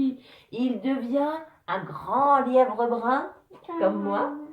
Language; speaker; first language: French; native; French